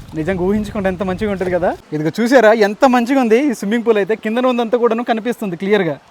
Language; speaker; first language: Telugu; native; Telugu